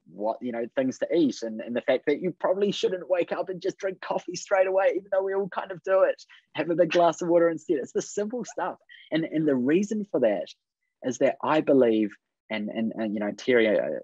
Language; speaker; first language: English; native; English